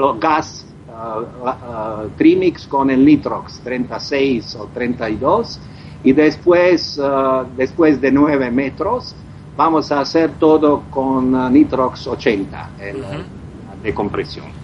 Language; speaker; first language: Spanish; non-native, learner; Croatian